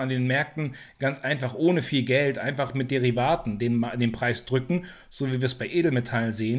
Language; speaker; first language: German; native; German